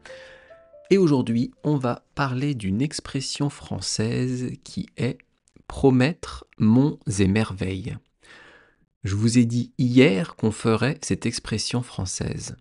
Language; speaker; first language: French; native; French